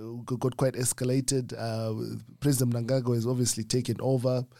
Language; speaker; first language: English; non-native, local second language; Shona